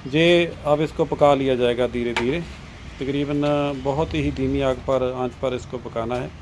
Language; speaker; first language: Hindi; non-native, local second language; Punjabi